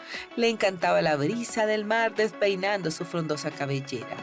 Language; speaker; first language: Spanish; native; Spanish